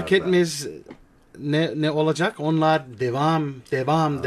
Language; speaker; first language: Turkish; non-native, learner; English